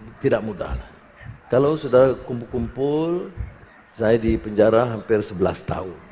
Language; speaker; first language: Malay; native; Malay